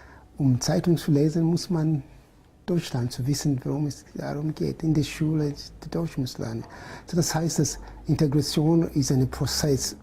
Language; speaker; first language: German; non-native, fluent; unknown